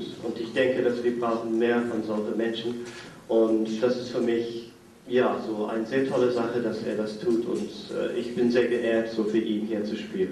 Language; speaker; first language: German; non-native, fluent; English